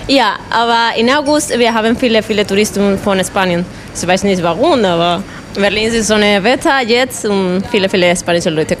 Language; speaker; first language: German; non-native, learner; Spanish